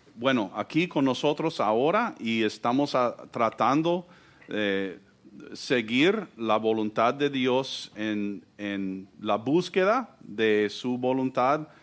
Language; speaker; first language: Spanish; non-native, fluent; English